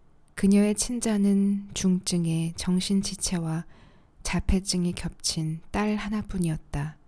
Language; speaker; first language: Korean; native; Korean